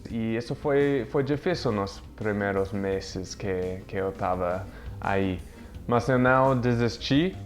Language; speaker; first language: Portuguese; non-native, fluent; English